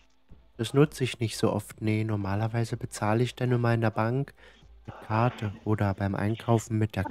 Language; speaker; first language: German; native; German